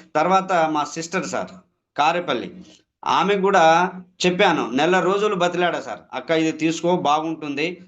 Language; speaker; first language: Telugu; non-native, local second language; Lambadi